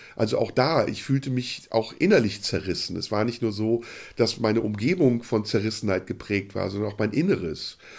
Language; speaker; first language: German; early bilingual, other home language; Turkish